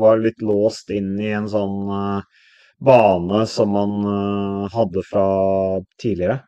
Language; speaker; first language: Norwegian; native; Norwegian